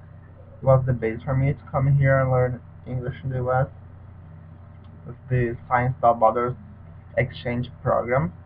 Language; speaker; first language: English; non-native, learner; Portuguese